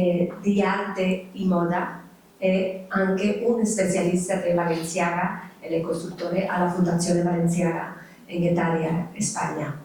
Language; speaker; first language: Italian; non-native, learner; Spanish